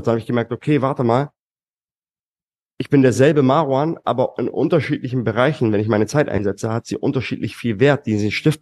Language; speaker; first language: German; native; German